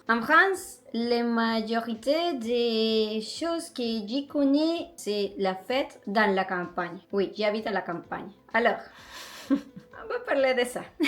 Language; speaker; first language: French; non-native, learner; Spanish